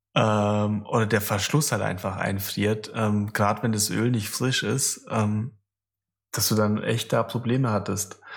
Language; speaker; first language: German; non-native, fluent; Russian